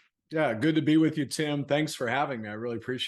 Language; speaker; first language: English; native; English